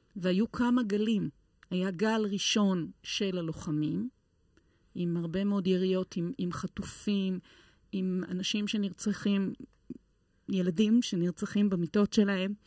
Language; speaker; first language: Hebrew; native; Hebrew